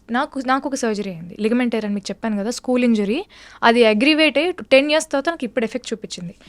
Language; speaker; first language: Telugu; native; Telugu